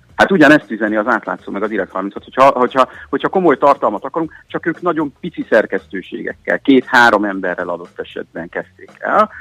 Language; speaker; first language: Hungarian; native; Hungarian